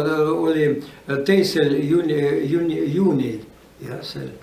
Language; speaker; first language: Estonian; non-native, learner; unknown